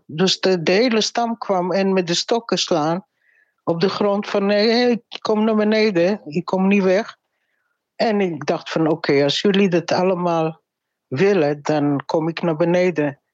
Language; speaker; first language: Dutch; non-native, fluent; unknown